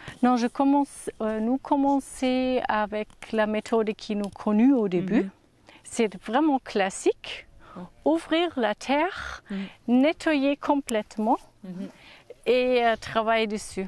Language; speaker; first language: French; non-native, learner; German